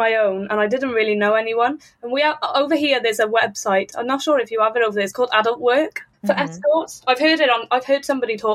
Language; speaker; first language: English; native; English